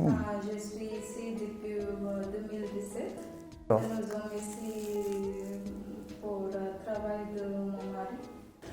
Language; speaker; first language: French; non-native, learner; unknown